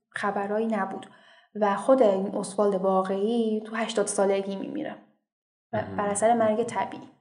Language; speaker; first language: Persian; native; Persian